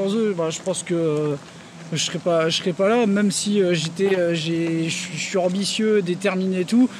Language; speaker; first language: French; native; French